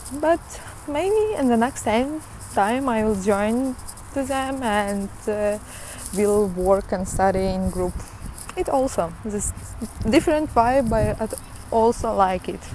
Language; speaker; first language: English; non-native, learner; Ukrainian